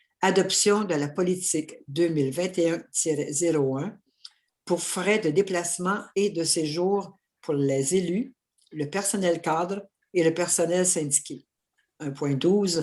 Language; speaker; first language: French; native; French